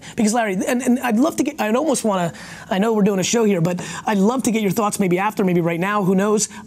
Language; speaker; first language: English; early bilingual, other home language; Russian